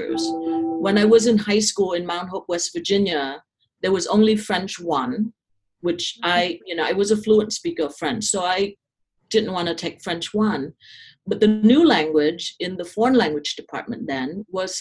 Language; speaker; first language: English; non-native, fluent; Vietnamese